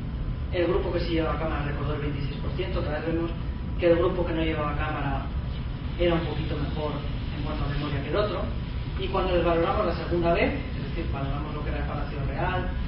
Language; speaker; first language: Spanish; native; Spanish